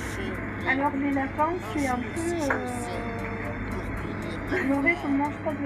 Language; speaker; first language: French; non-native, learner; Norwegian